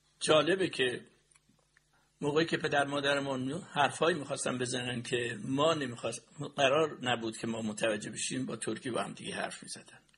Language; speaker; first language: Persian; native; Persian